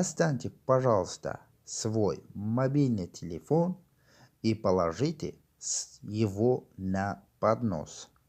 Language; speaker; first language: Russian; non-native, local second language; Tajik